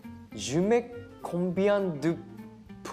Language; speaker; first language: French; non-native, learner; Japanese